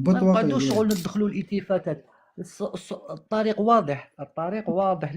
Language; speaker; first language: Arabic; native; Arabic